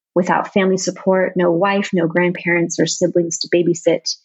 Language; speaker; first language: English; native; English